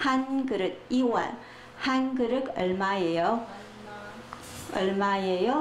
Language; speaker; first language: Korean; non-native, fluent; Chinese